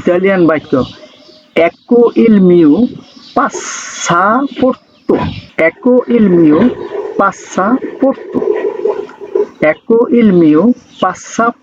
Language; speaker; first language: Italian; non-native, learner; Bangla